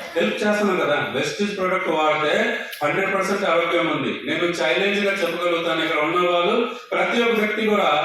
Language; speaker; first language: Telugu; non-native, local second language; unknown